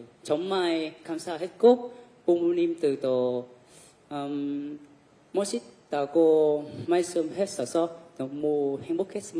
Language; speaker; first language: Korean; non-native, learner; Vietnamese